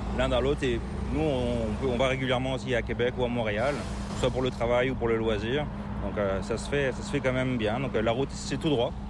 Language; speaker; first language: French; native; French